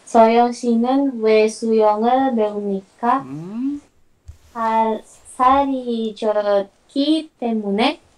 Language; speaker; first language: Korean; non-native, learner; Indonesian